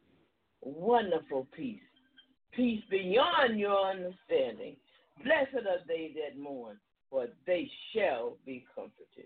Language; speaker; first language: English; native; English